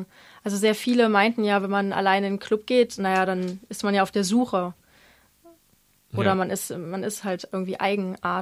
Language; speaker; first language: German; non-native, fluent; Italian